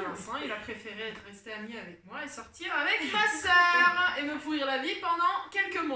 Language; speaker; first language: French; native; French